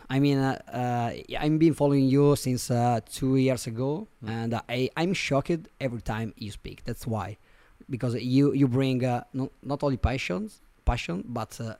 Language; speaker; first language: English; non-native, fluent; Italian